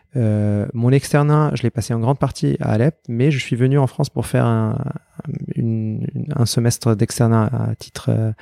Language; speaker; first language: French; non-native, fluent; Arabic